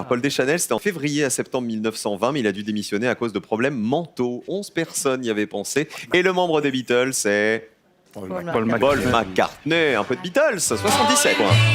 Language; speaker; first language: French; native; French